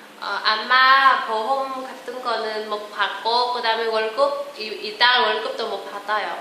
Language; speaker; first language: Korean; non-native, learner; Vietnamese